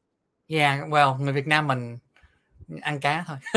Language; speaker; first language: Vietnamese; early bilingual, heritage; Vietnamese